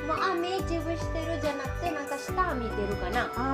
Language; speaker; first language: Japanese; non-native, learner; Hindi